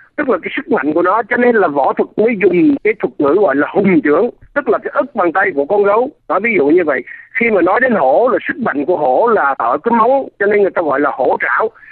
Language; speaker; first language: Vietnamese; native; Vietnamese